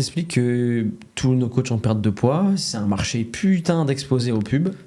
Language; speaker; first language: French; native; French